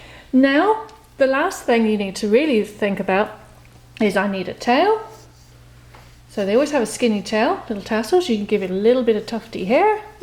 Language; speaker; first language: English; native; English